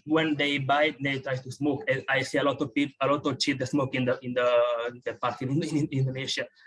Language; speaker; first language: English; non-native, fluent; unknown